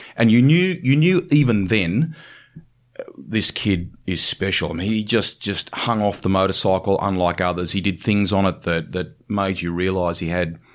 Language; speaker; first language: English; native; English